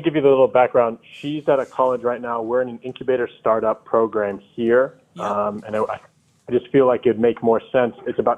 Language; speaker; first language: English; native; English